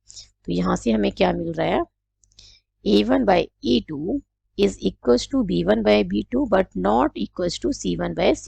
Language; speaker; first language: Hindi; native; Hindi